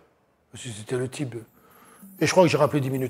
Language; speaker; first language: French; native; French